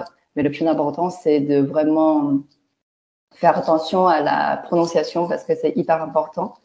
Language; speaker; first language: French; non-native, fluent; Chinese